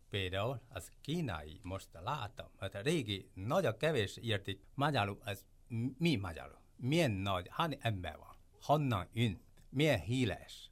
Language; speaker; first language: Hungarian; non-native, learner; Chinese